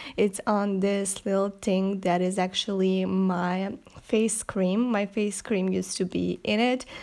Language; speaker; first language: English; non-native, fluent; Serbian